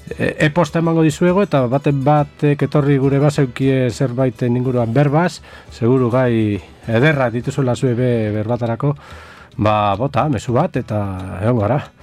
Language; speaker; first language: Basque; native; Basque